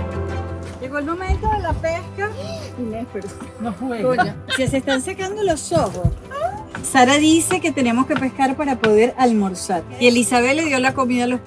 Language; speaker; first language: Spanish; native; Spanish